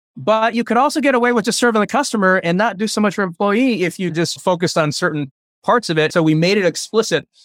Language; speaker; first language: English; early bilingual, other home language; Chinese